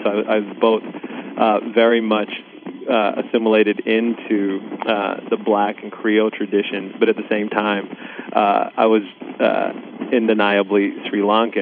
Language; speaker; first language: English; early bilingual, other home language; Sinhala